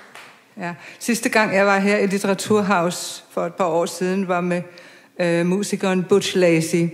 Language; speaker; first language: Danish; native; Danish